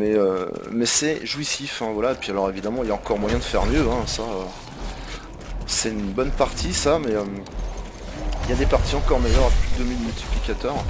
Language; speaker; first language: French; native; French